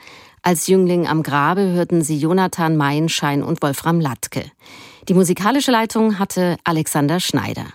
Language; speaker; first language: German; native; German